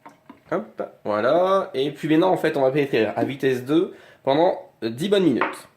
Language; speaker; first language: French; native; French